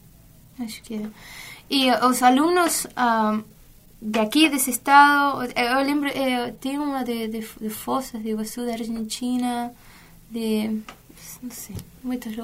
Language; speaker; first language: Portuguese; non-native, fluent; Spanish